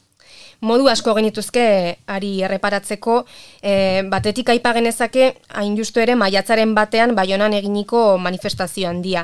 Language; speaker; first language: Basque; native; Basque